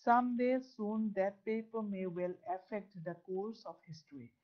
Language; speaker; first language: English; non-native, local second language; Assamese